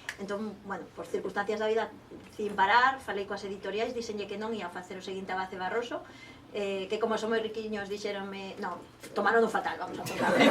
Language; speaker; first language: Galician; non-native, local second language; Spanish